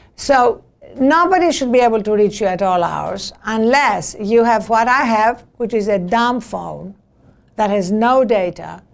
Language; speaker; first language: English; non-native, fluent; Greek